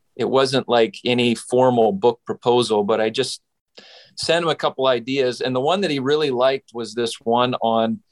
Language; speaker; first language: English; native; English